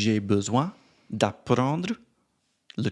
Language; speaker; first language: French; non-native, learner; English